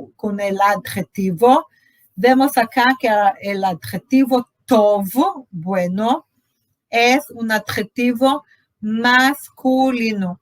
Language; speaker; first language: Spanish; non-native, fluent; Portuguese